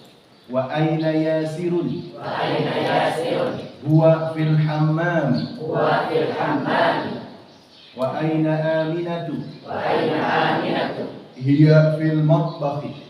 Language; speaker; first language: Arabic; non-native, fluent; Indonesian